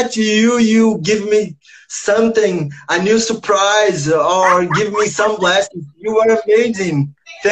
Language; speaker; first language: English; non-native, learner; Portuguese